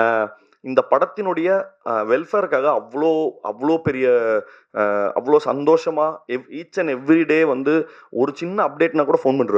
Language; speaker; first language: Tamil; native; Tamil